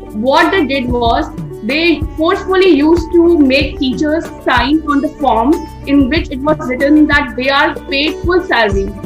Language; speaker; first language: English; non-native, local second language; Hindi